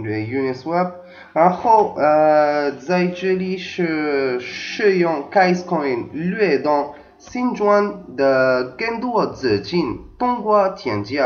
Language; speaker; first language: Chinese; non-native, learner; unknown